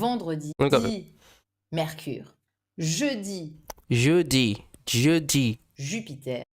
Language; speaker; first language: French; non-native, fluent; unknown